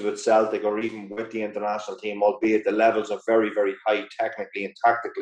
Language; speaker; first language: English; native; English